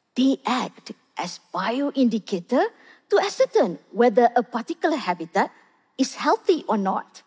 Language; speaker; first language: English; non-native, local second language; Malay